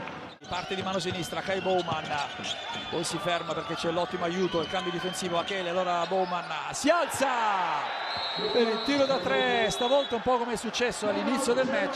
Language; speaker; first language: Italian; native; Italian